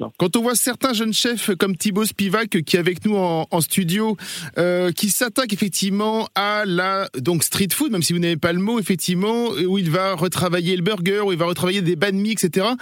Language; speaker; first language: French; native; French